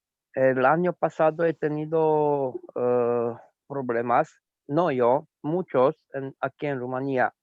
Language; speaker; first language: Spanish; non-native, fluent; Romanian